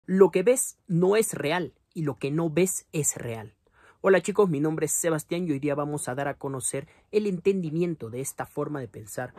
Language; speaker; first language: Spanish; native; Spanish